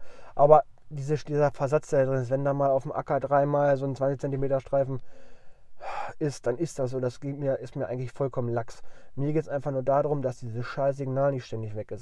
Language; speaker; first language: German; native; German